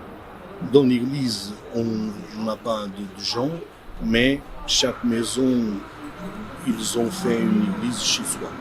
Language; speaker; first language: French; non-native, fluent; Portuguese